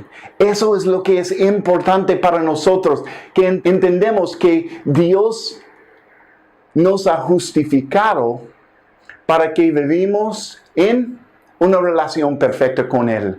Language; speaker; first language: Spanish; non-native, fluent; English